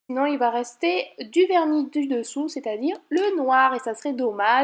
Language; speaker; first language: French; native; French